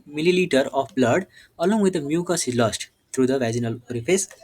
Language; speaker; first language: English; non-native, local second language; Nepali